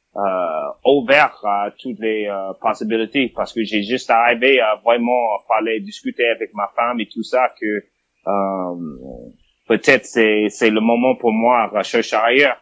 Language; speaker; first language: French; non-native, fluent; English